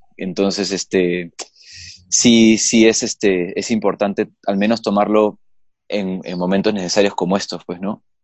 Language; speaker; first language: Spanish; native; Spanish